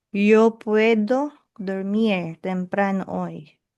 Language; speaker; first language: Spanish; non-native, learner; Filipino